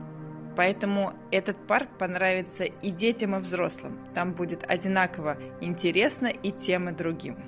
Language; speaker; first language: Russian; native; Russian